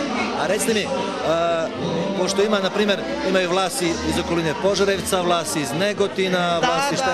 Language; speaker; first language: Bosnian; native; Bosnian